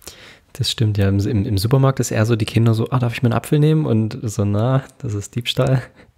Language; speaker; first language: German; native; German